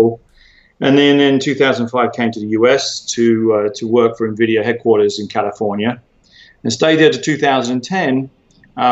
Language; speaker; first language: English; native; English